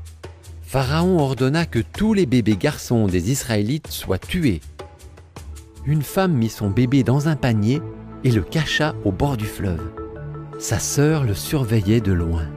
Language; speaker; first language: French; native; French